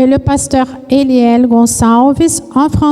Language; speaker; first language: French; non-native, fluent; Portuguese